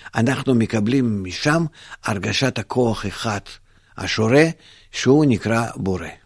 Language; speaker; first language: Hebrew; non-native, fluent; Russian